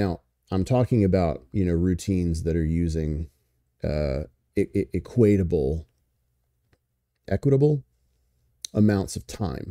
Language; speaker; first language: English; native; English